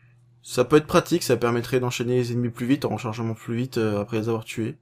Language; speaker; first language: French; native; French